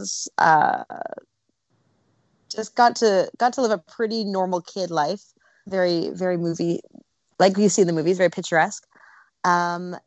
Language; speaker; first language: English; native; English